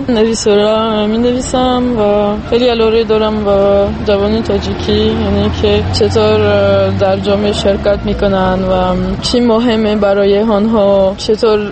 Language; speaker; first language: Persian; non-native, fluent; French